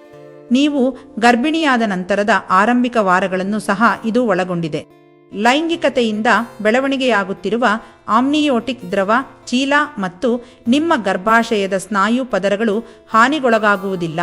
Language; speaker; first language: Kannada; native; Kannada